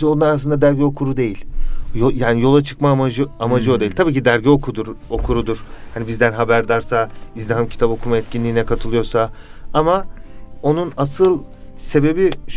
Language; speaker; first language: Turkish; native; Turkish